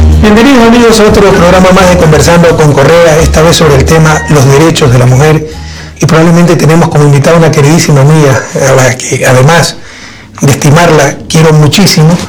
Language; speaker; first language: Spanish; native; Spanish